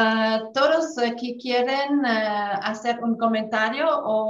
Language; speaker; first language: Spanish; non-native, fluent; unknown